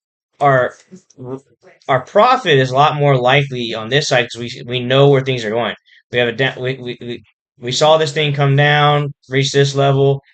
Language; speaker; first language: English; native; English